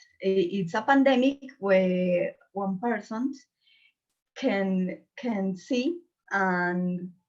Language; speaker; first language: English; non-native, learner; Spanish